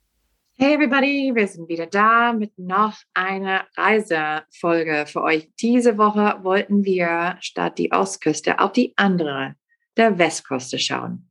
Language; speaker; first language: German; non-native, fluent; English